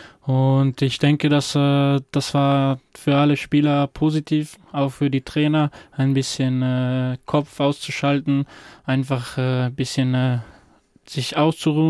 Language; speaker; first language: German; non-native, fluent; Croatian